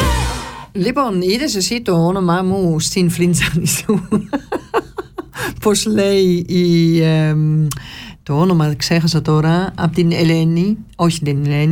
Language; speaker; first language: Greek; early bilingual, heritage; Greek